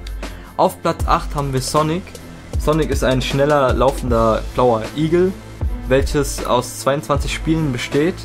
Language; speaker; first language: German; native; German